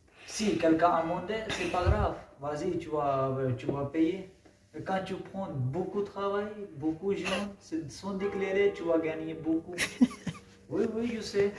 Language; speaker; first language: French; non-native, learner; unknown